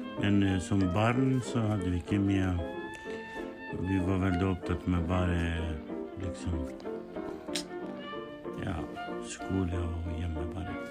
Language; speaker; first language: Norwegian; non-native, learner; Kurdish